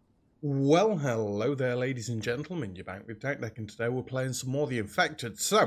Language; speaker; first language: English; native; English